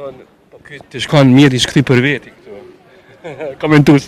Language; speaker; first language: Albanian; native; Albanian